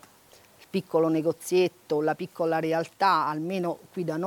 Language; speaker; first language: Italian; native; Italian